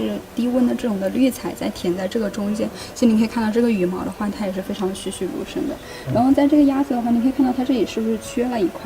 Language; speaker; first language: Chinese; native; Chinese